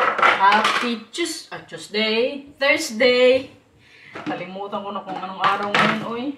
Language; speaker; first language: Filipino; non-native, local second language; Waray